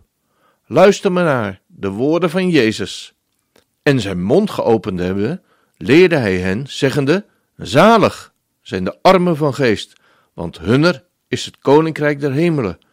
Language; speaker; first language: Dutch; native; Dutch